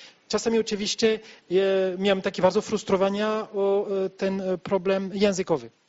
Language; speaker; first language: Polish; non-native, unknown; French